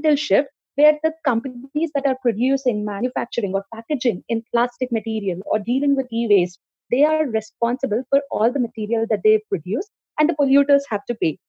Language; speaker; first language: English; non-native, local second language; Telugu